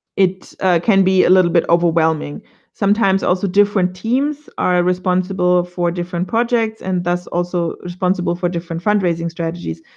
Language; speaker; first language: English; non-native, fluent; German